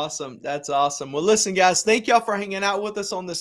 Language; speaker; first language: English; native; English